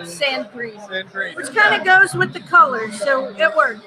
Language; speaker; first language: English; native; English